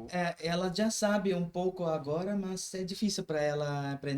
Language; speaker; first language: Portuguese; non-native, learner; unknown